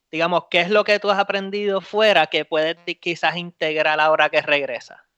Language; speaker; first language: Spanish; native; Spanish